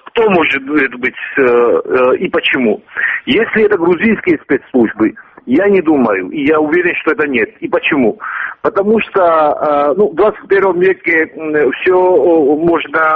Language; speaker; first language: Russian; non-native, fluent; Georgian